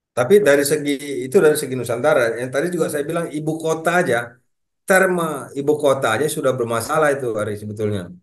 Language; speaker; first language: Indonesian; native; Indonesian